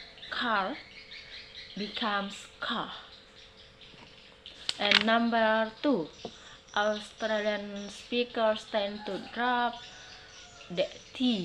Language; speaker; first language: English; non-native, learner; Indonesian